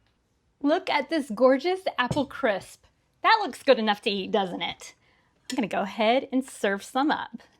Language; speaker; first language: English; native; English